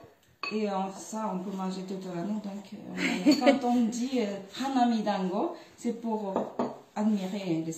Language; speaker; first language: French; non-native, fluent; Japanese